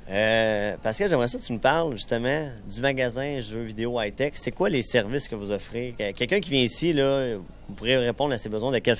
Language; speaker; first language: French; native; French